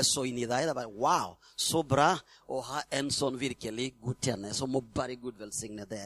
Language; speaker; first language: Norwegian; non-native, fluent; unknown